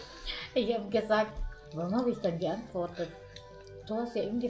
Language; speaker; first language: German; non-native, learner; Cebuano